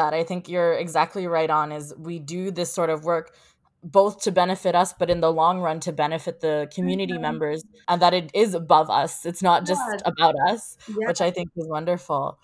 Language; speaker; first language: English; native; English